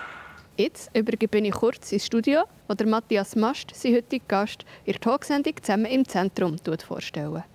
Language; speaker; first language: German; native; German